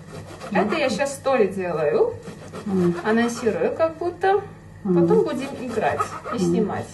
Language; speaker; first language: Russian; non-native, fluent; Armenian